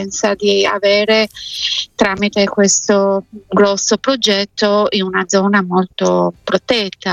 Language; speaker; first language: Italian; non-native, fluent; Albanian